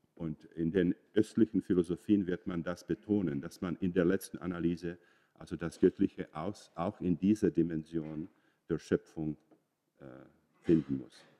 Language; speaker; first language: German; non-native, fluent; Czech